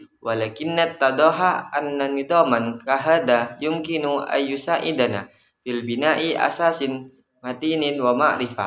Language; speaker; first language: Arabic; non-native, learner; Indonesian